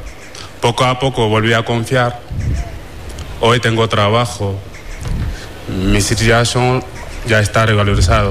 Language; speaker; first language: Spanish; non-native, fluent; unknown